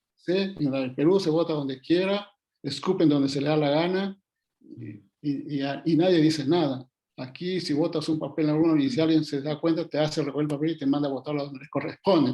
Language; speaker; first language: Spanish; native; Spanish